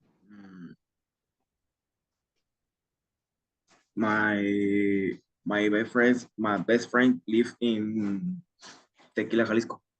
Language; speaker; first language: English; non-native, learner; Spanish